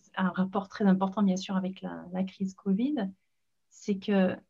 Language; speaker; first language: French; non-native, fluent; English